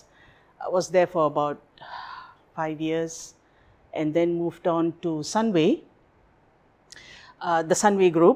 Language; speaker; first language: English; non-native, local second language; Tamil